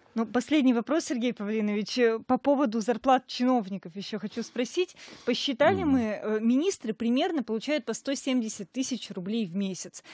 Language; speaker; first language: Russian; native; Russian